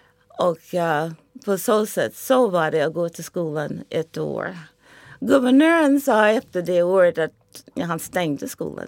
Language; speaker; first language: Swedish; non-native, fluent; English